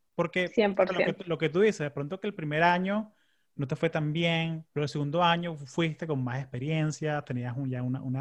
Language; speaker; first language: Spanish; early bilingual, heritage; Spanish